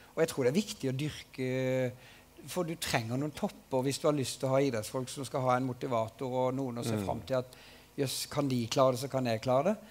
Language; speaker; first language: Norwegian; native; Norwegian